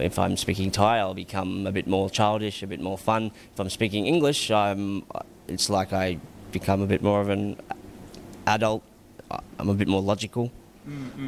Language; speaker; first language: English; early bilingual, other home language; Thai